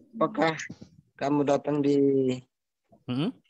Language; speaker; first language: Indonesian; native; Indonesian